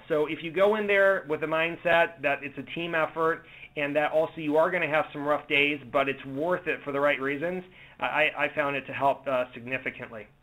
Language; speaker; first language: English; native; English